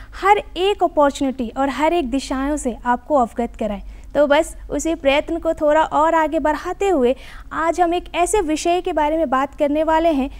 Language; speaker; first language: Hindi; native; Hindi